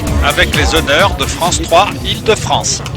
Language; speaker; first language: French; native; French